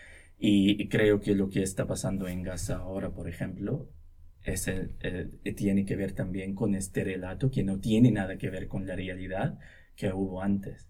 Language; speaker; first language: Spanish; non-native, local second language; Arabic